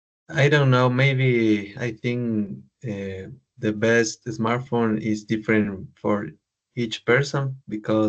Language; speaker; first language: English; non-native, learner; Spanish